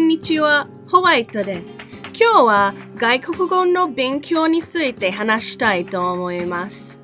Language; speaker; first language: Japanese; non-native, learner; English